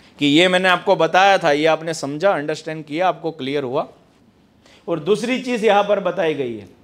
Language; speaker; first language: Hindi; non-native, local second language; Gujarati